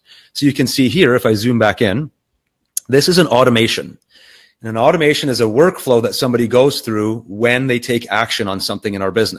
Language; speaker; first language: English; native; English